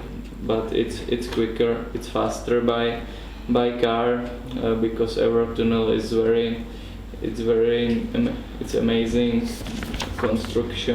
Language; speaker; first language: English; non-native, learner; Czech